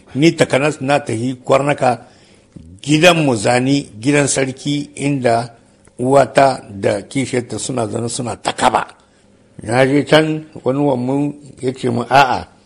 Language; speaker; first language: Hausa; native; Hausa